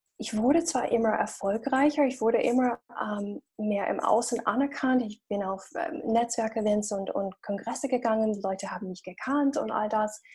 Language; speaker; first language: German; non-native, fluent; English